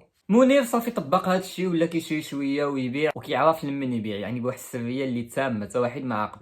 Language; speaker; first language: Arabic; native; Arabic